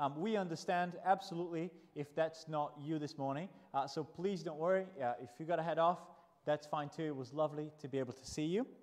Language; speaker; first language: English; non-native, fluent; Portuguese